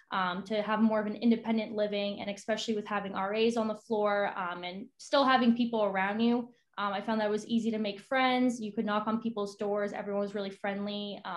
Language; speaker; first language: English; native; English